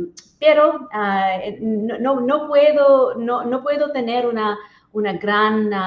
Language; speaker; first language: Spanish; non-native, learner; English